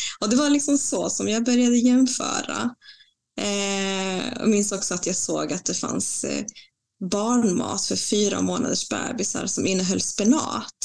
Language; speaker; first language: Swedish; non-native, fluent; Spanish